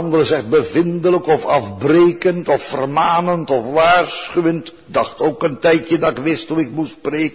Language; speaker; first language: Dutch; native; Dutch